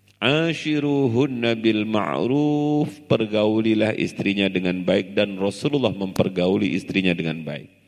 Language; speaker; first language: Indonesian; non-native, local second language; Javanese